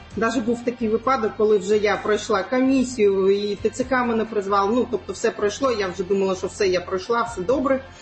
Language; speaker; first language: Ukrainian; non-native, local second language; Crimean Tatar